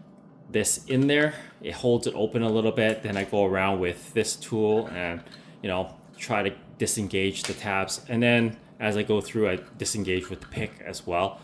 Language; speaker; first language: English; native; English